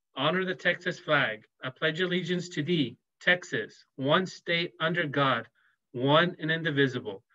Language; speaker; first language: English; native; English